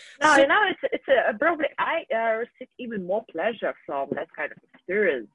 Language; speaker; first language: English; non-native, fluent; Russian